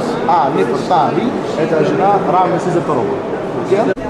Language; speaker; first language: Russian; non-native, fluent; Arabic